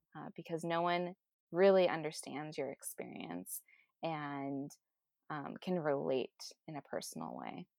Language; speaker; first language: English; native; English